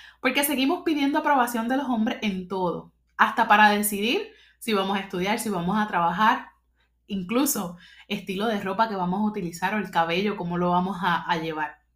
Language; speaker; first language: Spanish; native; Spanish